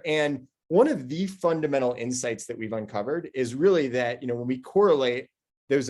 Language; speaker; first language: English; native; English